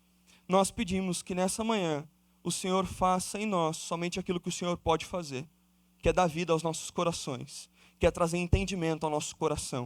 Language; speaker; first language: Portuguese; native; Portuguese